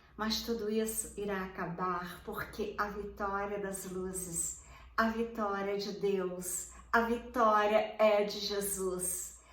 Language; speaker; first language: Portuguese; native; Portuguese